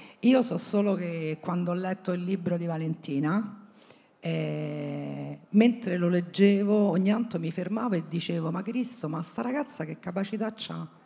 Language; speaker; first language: Italian; native; Italian